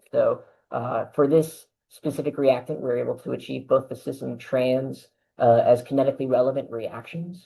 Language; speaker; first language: English; native; English